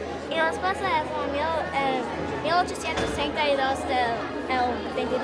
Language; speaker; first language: Spanish; non-native, learner; English